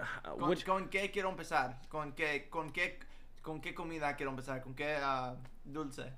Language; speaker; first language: Spanish; early bilingual, heritage; Spanish